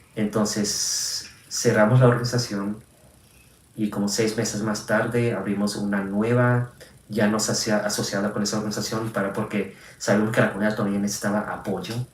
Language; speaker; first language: Spanish; early bilingual, heritage; Spanish